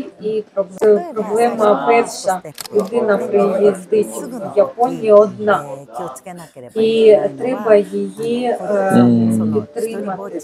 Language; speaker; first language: Ukrainian; non-native, fluent; Japanese